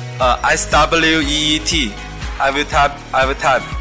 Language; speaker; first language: English; non-native, fluent; Chinese